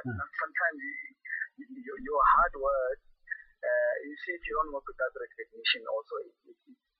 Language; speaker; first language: English; non-native, local second language; Zulu